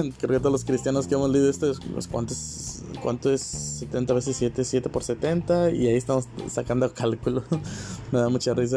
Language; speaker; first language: Spanish; native; Spanish